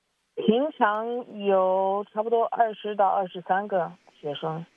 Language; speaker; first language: Chinese; early bilingual, heritage; Chinese